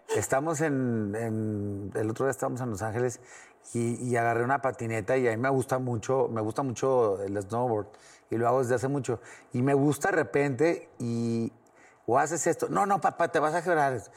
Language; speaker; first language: Spanish; native; Spanish